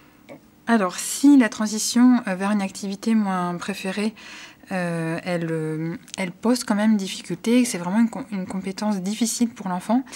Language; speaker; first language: French; native; French